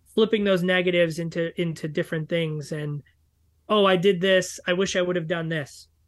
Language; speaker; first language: English; native; English